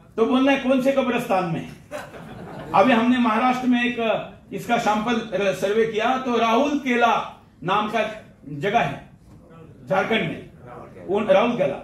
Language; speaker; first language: Hindi; non-native, local second language; Marathi